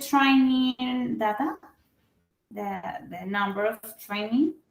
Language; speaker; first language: English; non-native, fluent; Spanish